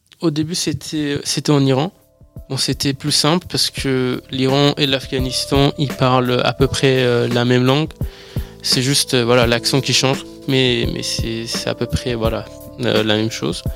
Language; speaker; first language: French; early bilingual, other home language; Persian